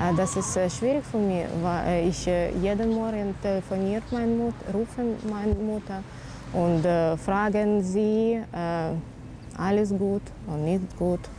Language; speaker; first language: German; non-native, learner; Ukrainian